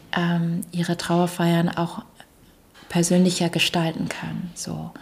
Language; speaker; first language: German; early bilingual, other home language; English